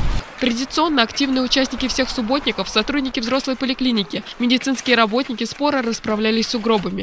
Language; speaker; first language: Russian; native; Russian